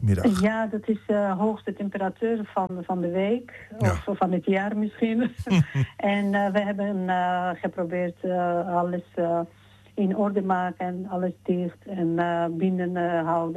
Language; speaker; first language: Dutch; non-native, learner; Georgian